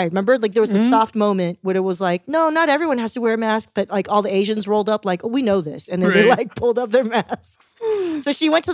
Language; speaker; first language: English; early bilingual, other home language; Chinese